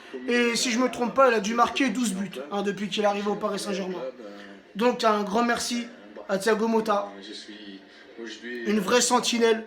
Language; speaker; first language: French; native; French